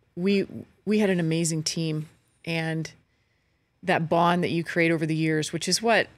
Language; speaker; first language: English; native; English